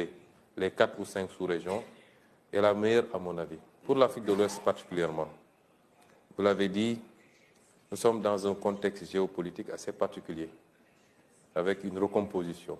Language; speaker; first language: French; non-native, local second language; Wolof